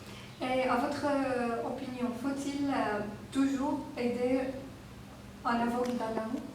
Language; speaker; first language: French; non-native, learner; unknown